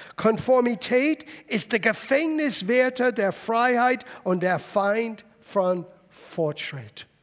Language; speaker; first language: German; non-native, fluent; English